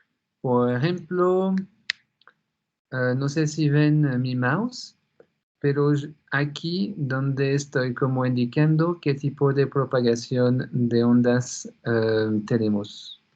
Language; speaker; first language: Spanish; non-native, fluent; French